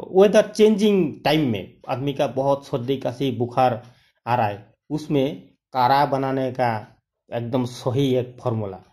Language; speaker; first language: Hindi; non-native, local second language; Bangla